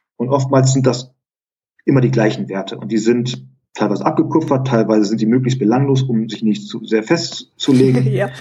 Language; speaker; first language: German; early bilingual, other home language; Greek